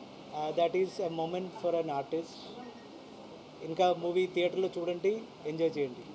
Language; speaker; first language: Telugu; non-native, fluent; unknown